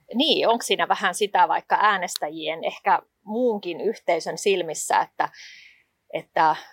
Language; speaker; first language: Finnish; native; Finnish